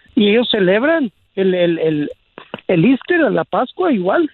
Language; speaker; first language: Spanish; native; Spanish